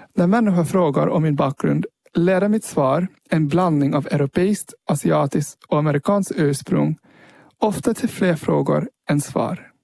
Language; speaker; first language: Swedish; early bilingual, heritage; Swedish